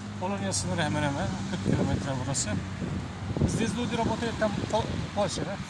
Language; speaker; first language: Russian; non-native, learner; Turkish